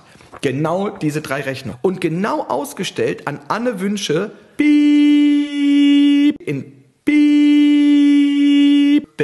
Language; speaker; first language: German; native; German